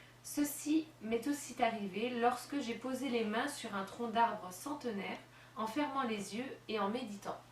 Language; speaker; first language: French; native; French